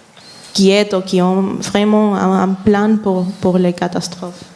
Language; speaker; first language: French; non-native, fluent; Spanish